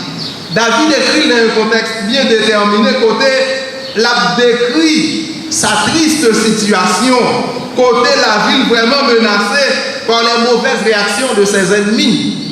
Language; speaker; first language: French; non-native, learner; Haitian Creole